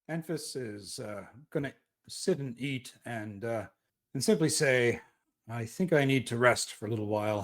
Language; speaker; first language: English; native; English